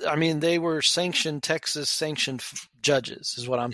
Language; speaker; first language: English; native; English